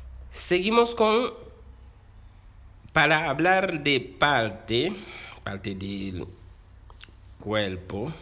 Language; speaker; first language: Spanish; non-native, fluent; Haitian Creole